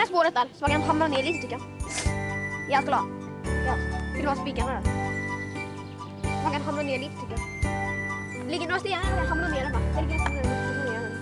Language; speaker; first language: Swedish; native; Swedish